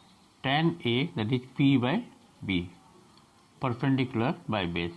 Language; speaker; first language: English; non-native, local second language; Bangla